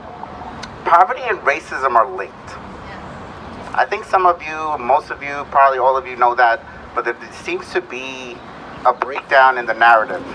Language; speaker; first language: English; early bilingual, other home language; Spanish